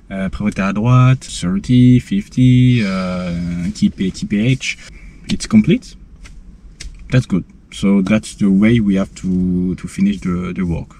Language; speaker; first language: English; non-native, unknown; French